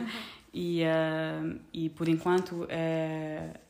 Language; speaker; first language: Portuguese; non-native, fluent; French